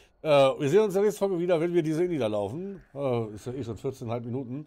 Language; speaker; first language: German; native; German